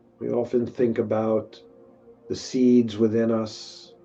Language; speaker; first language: English; native; English